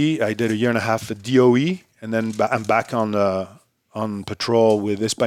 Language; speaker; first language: English; non-native, fluent; French